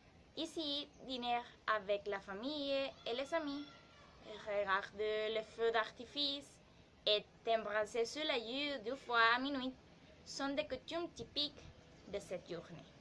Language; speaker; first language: French; non-native, learner; Spanish